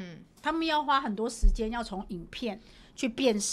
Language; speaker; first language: Chinese; native; Chinese